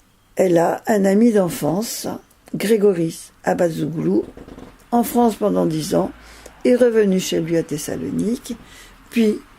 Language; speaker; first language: French; native; French